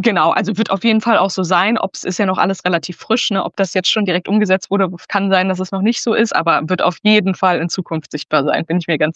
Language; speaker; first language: German; native; German